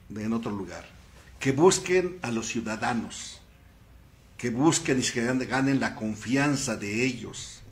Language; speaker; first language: Spanish; native; Spanish